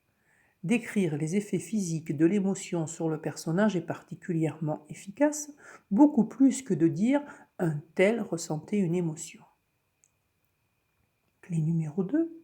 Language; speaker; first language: French; native; French